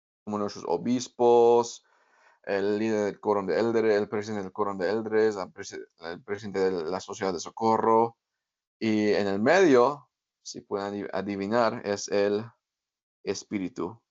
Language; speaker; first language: Spanish; non-native, fluent; English